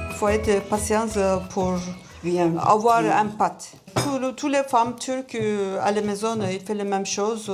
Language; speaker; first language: French; non-native, learner; Turkish